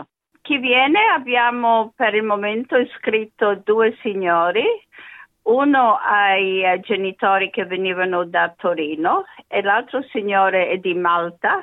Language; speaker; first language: Italian; early bilingual, other home language; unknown